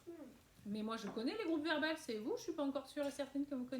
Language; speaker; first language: French; native; French